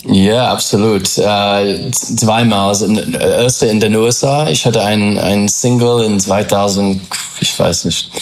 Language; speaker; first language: German; non-native, learner; English